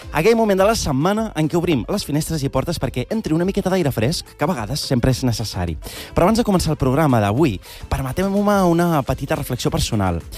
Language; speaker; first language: Catalan; early bilingual, other home language; Arabic